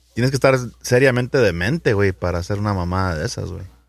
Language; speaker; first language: Spanish; early bilingual, heritage; Spanish